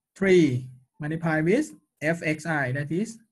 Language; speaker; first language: English; non-native, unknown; Thai